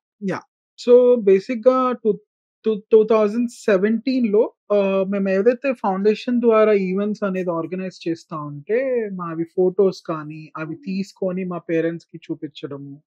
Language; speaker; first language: Telugu; native; Telugu